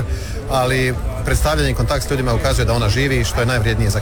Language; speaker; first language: Serbian; native; Serbian